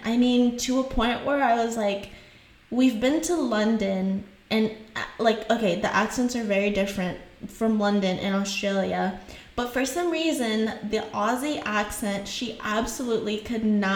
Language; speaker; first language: English; non-native, fluent; French